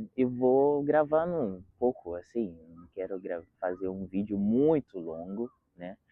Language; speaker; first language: Portuguese; non-native, fluent; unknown